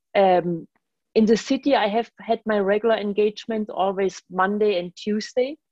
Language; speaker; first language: English; non-native, fluent; German